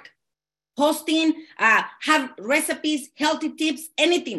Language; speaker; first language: English; non-native, learner; Spanish